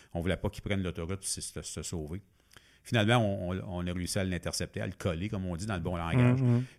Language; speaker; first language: French; native; French